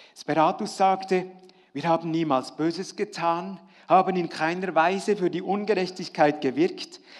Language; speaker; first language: German; native; German